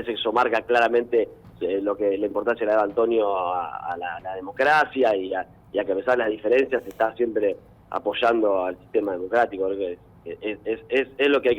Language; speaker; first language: Spanish; native; Spanish